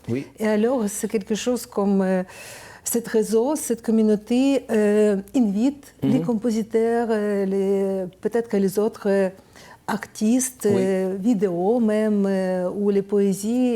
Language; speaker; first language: French; non-native, learner; Ukrainian